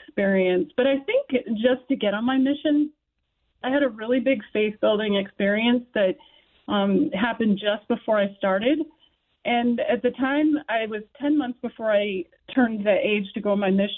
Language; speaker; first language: English; native; English